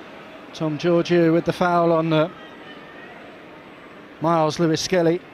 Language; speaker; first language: English; native; English